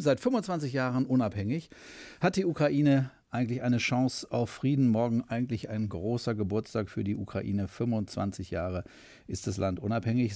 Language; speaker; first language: German; native; German